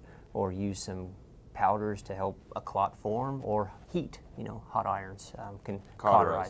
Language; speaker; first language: English; native; English